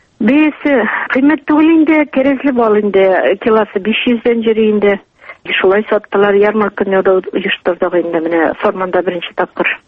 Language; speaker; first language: Tatar; native; Tatar